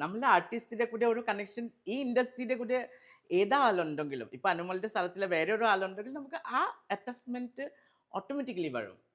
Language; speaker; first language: Malayalam; non-native, local second language; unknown